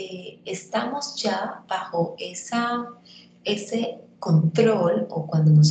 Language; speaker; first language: Spanish; native; Spanish